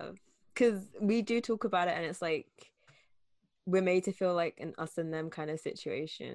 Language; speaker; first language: English; native; English